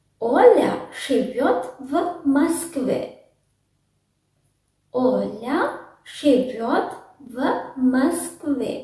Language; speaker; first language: Russian; non-native, learner; Sinhala